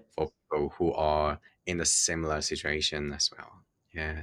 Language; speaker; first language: English; non-native, fluent; Chinese